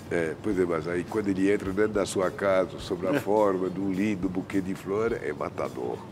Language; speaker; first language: Portuguese; non-native, fluent; French